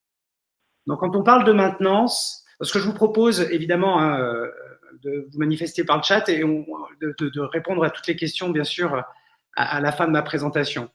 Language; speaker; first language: French; native; French